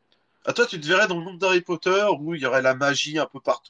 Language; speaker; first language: French; native; French